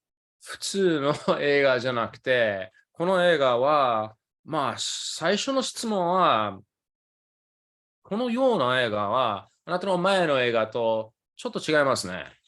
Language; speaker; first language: Japanese; early bilingual, other home language; English